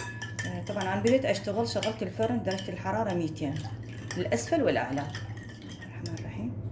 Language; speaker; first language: Arabic; native; Arabic